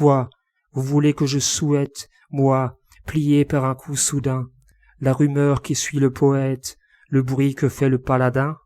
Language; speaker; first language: French; native; French